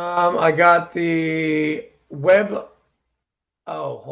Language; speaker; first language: English; native; English